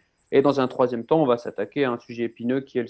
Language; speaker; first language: French; native; French